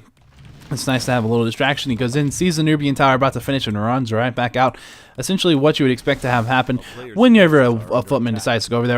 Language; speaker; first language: English; native; English